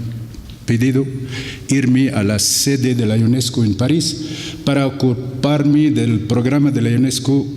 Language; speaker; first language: Spanish; non-native, fluent; Arabic